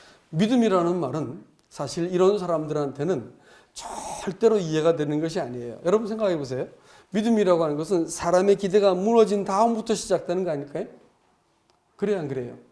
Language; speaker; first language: Korean; native; Korean